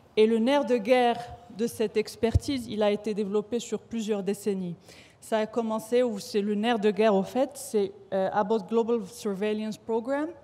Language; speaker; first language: French; non-native, local second language; Arabic